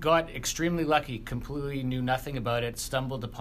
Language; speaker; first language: English; native; English